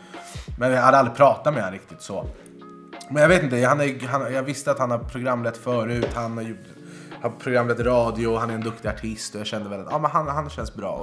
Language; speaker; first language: Swedish; native; Swedish